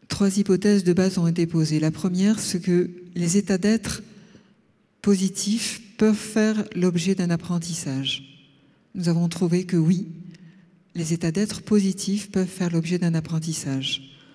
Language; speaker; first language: French; native; French